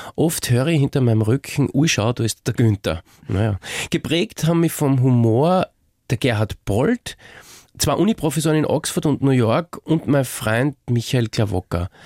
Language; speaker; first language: German; native; German